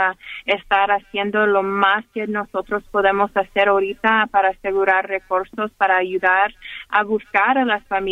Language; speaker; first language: Spanish; early bilingual, heritage; Spanish